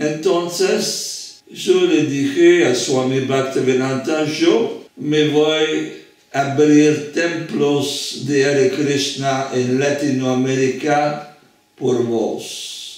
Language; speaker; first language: Spanish; non-native, fluent; French